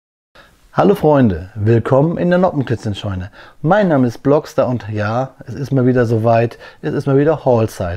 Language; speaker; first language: German; native; German